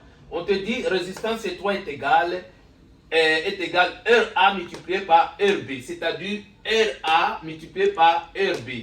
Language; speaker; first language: French; non-native, learner; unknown